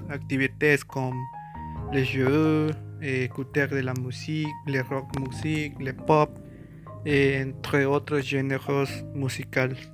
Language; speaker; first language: French; non-native, learner; Spanish